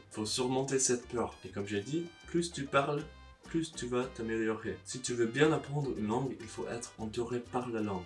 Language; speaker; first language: French; non-native, learner; English